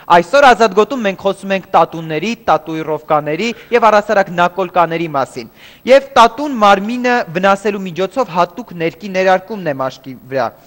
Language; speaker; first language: Armenian; native; Armenian